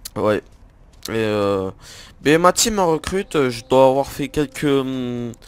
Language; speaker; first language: French; native; French